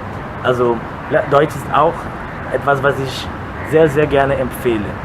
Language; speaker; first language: German; non-native, fluent; Portuguese